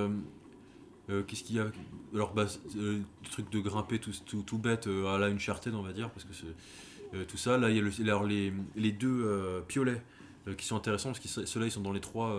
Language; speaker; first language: French; native; French